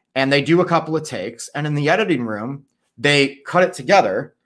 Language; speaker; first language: English; native; English